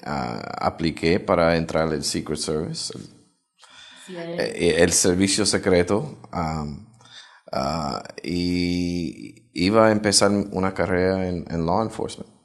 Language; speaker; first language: Spanish; early bilingual, heritage; Spanish